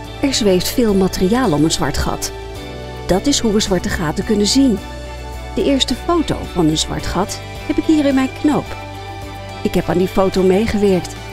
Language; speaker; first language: Dutch; non-native, fluent; English